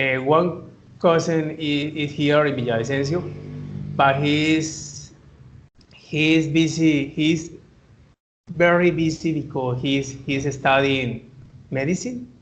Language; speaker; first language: English; non-native, learner; Spanish